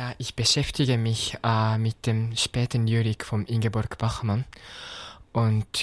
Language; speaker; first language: German; non-native, fluent; Japanese